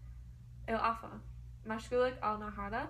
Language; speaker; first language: Arabic; non-native, learner; English